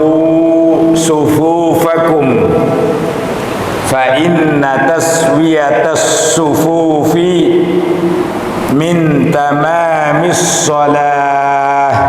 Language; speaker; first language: Arabic; non-native, fluent; Indonesian